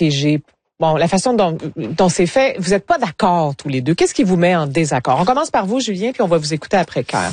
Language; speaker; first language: French; native; French